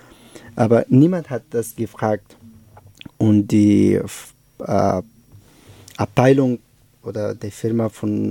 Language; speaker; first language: German; non-native, learner; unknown